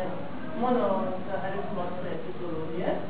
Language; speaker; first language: Greek; non-native, learner; Russian